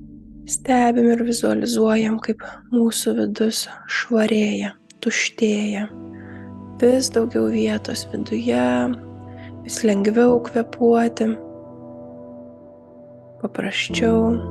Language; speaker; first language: Lithuanian; native; Lithuanian